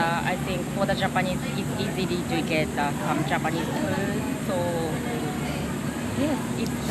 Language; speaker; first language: English; non-native, learner; Japanese